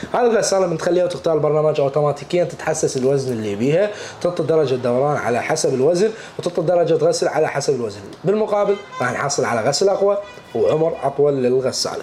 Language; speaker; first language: Arabic; native; Arabic